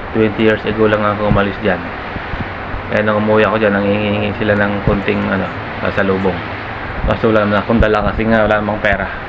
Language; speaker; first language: Filipino; non-native, local second language; Cebuano